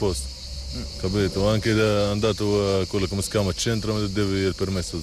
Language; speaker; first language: Italian; non-native, learner; Arabic